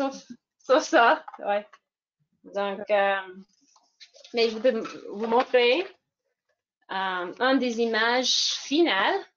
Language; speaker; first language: French; non-native, fluent; English